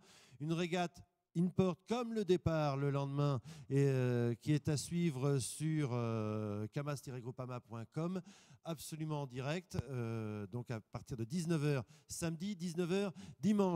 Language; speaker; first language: French; native; French